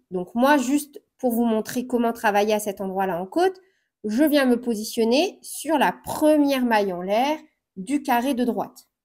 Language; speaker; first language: French; native; French